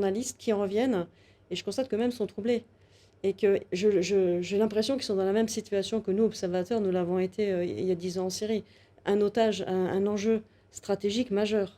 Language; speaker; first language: French; native; French